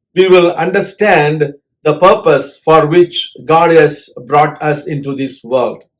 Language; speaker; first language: English; non-native, local second language; Tamil